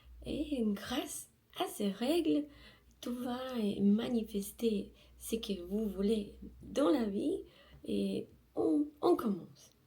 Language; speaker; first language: French; non-native, learner; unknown